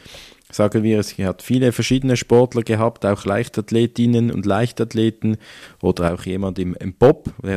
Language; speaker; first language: German; native; German